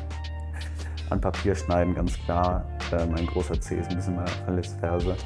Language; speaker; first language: German; native; German